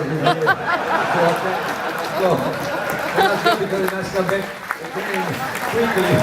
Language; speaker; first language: English; non-native, learner; Italian